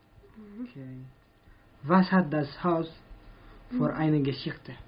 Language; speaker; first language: German; non-native, learner; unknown